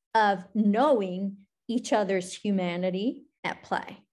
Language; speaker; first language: English; non-native, fluent; Spanish